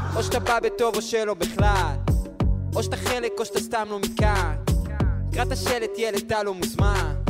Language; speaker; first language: Hebrew; native; Hebrew